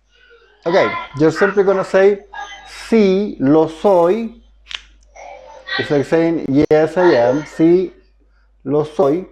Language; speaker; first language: English; non-native, fluent; Spanish